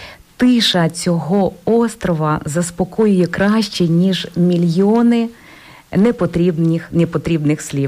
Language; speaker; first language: Ukrainian; native; Ukrainian